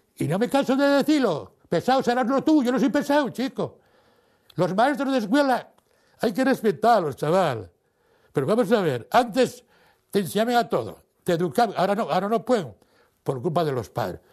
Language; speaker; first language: Spanish; native; Spanish